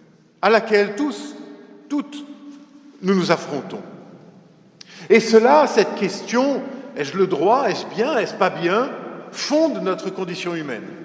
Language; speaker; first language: French; native; French